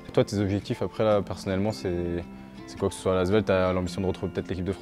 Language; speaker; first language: French; native; French